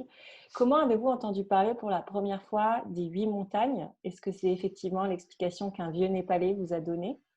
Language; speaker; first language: French; native; French